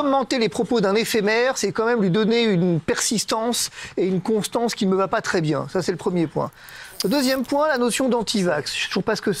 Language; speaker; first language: French; native; French